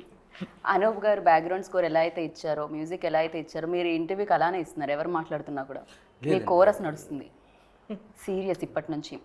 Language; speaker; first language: Telugu; native; Telugu